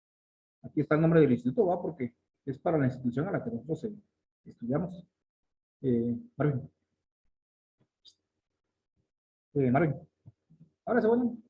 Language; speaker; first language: Spanish; native; Spanish